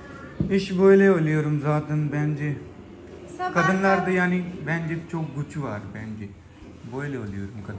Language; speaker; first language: Turkish; non-native, learner; Urdu